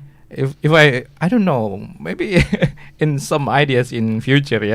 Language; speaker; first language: English; non-native, learner; Indonesian